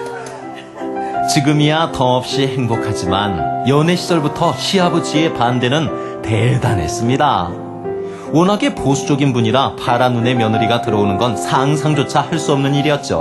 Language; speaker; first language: Korean; native; Korean